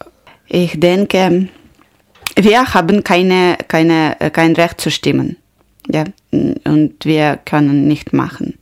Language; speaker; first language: German; non-native, learner; Ukrainian